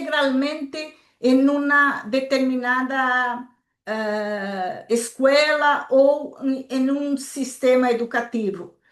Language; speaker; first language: Spanish; non-native, local second language; Portuguese